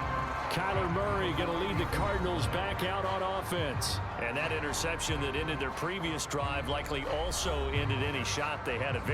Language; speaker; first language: English; native; English